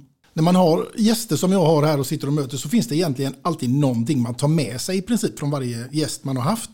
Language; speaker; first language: Swedish; native; Swedish